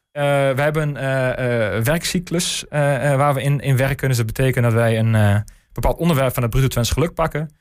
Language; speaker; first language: Dutch; native; Dutch